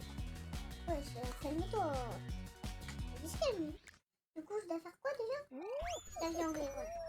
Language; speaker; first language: French; native; French